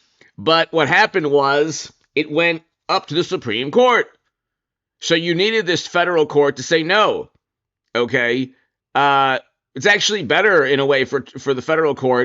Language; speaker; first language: English; native; English